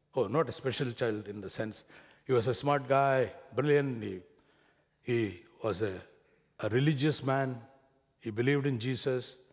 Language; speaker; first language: English; non-native, local second language; Malayalam